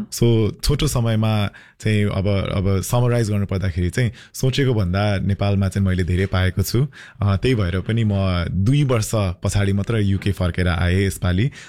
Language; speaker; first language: Nepali; early bilingual, heritage; Nepali